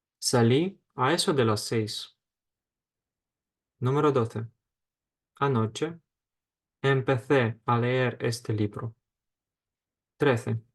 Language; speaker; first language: Spanish; non-native, fluent; Ukrainian